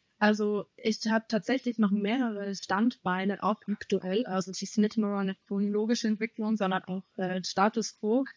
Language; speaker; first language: German; native; German